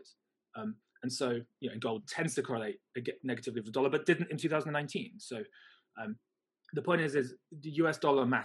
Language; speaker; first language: English; native; English